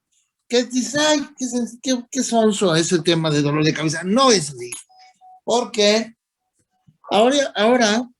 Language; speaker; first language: Spanish; native; Spanish